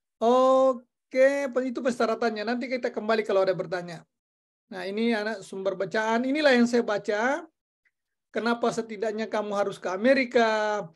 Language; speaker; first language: Indonesian; non-native, local second language; Buginese